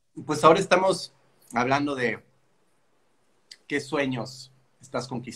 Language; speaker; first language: Spanish; native; Spanish